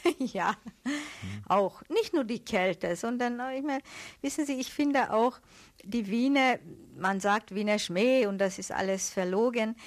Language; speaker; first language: German; non-native, fluent; Hungarian